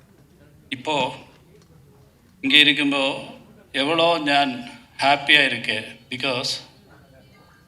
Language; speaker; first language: Tamil; non-native, learner; Malayalam